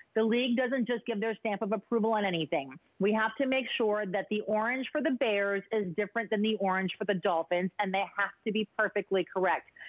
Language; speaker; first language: English; native; English